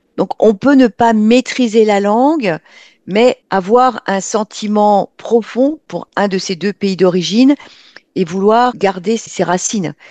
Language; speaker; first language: French; native; French